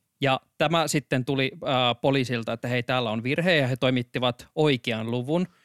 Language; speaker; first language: Finnish; native; Finnish